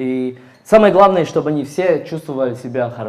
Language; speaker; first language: Russian; non-native, fluent; Latvian